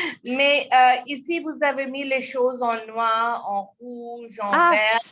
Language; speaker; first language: French; non-native, learner; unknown